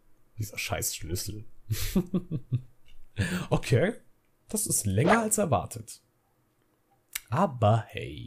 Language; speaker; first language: German; native; German